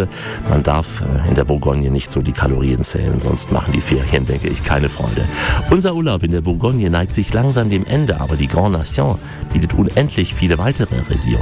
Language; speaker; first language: German; native; German